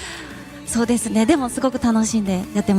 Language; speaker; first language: Japanese; native; Japanese